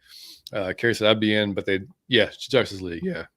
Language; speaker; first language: English; native; English